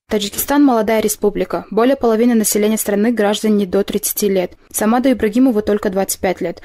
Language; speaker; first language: Russian; non-native, local second language; Tajik